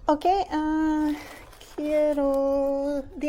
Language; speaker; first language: Spanish; non-native, learner; English